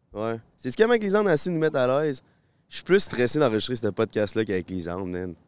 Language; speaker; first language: French; native; French